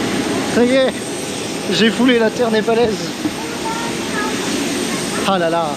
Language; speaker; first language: French; native; French